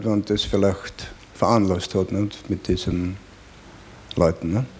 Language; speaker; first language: German; native; German